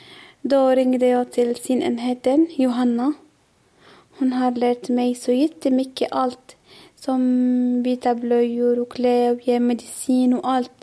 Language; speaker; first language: Swedish; non-native, learner; Arabic